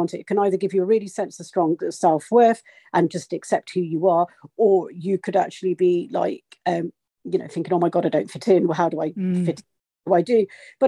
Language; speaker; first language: English; native; English